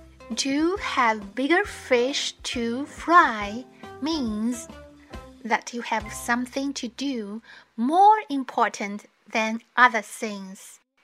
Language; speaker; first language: English; non-native, fluent; Chinese